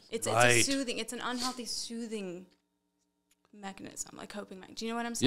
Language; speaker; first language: English; early bilingual, other home language; Spanish